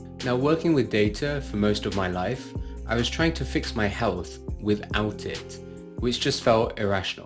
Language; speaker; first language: English; native; English